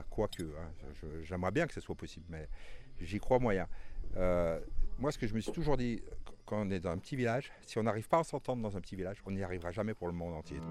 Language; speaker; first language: French; native; French